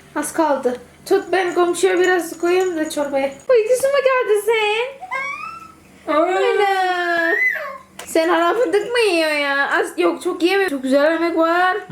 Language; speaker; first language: Turkish; non-native, learner; Indonesian